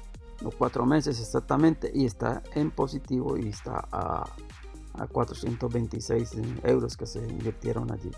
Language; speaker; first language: Spanish; native; Spanish